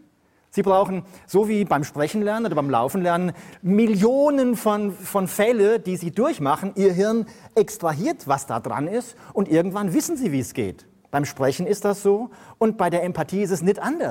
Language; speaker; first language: German; native; German